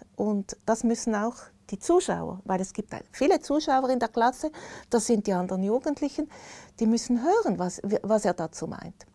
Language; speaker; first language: German; native; German